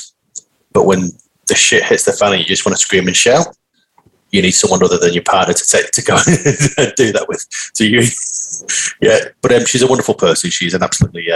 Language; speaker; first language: English; native; English